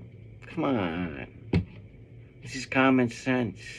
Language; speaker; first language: English; native; English